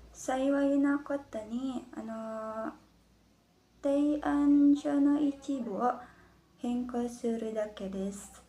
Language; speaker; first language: Japanese; non-native, learner; Indonesian